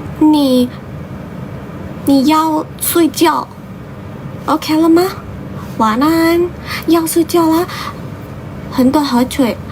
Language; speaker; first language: Chinese; non-native, learner; Thai